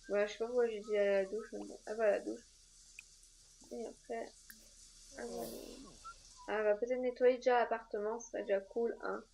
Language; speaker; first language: French; native; French